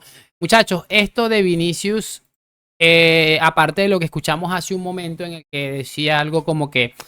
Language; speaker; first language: Spanish; native; Spanish